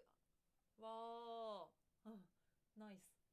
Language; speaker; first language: English; non-native, fluent; Japanese